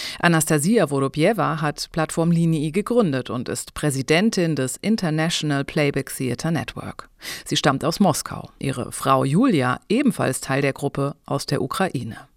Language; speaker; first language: German; native; German